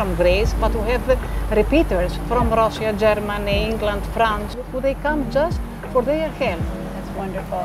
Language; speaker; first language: English; non-native, fluent; German